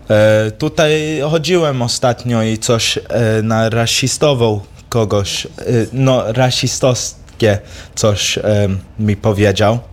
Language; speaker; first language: Polish; early bilingual, heritage; English